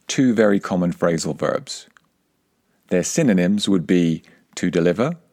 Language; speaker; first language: English; native; English